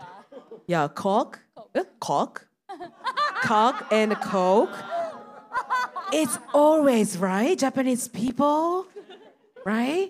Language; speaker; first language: English; non-native, learner; Japanese